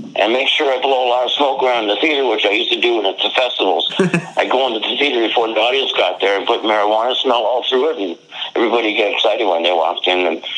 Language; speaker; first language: English; native; English